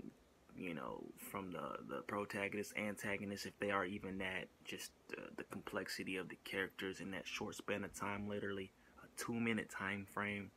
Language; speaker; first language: English; native; English